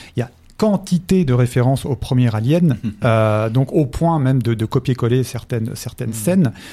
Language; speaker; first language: French; native; French